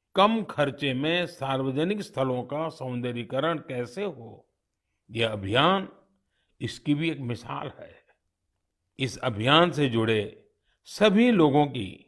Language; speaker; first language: Hindi; non-native, local second language; Gujarati